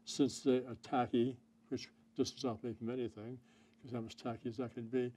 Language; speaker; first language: English; native; English